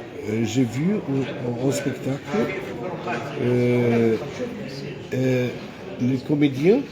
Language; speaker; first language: French; non-native, learner; Romanian